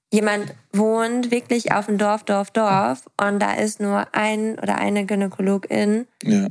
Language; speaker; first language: German; native; German